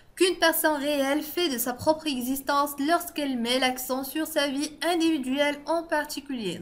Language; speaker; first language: French; non-native, local second language; Arabic